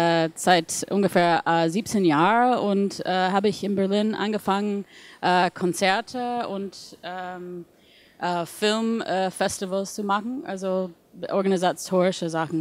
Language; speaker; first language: German; non-native, fluent; English